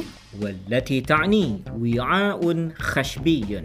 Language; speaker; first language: Arabic; non-native, fluent; Indonesian